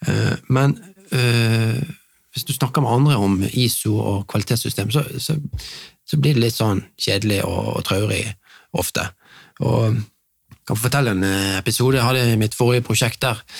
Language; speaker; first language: Norwegian; native; Norwegian